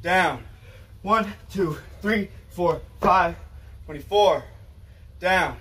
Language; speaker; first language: English; native; English